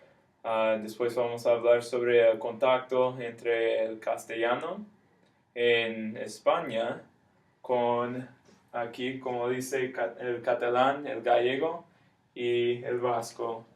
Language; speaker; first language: Spanish; non-native, fluent; English